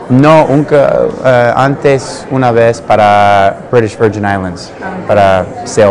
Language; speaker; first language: Spanish; non-native, learner; English